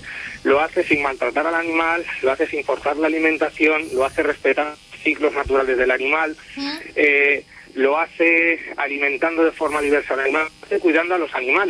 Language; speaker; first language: Spanish; native; Spanish